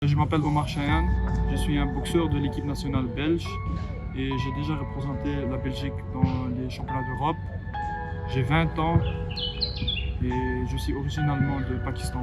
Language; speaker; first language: French; non-native, fluent; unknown